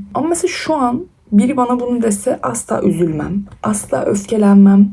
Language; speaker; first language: Turkish; early bilingual, other home language; Persian